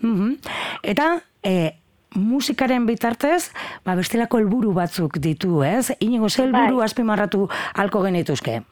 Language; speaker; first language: Basque; native; Basque